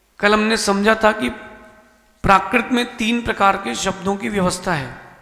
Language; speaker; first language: Hindi; native; Hindi